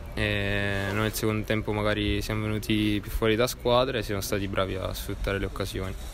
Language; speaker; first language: Italian; native; Italian